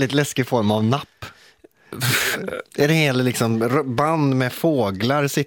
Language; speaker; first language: Swedish; native; Swedish